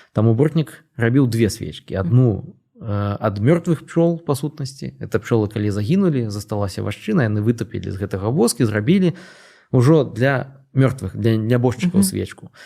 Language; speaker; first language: Belarusian; non-native, local second language; Russian